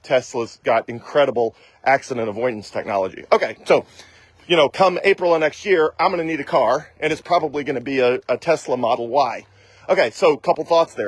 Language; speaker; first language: English; native; English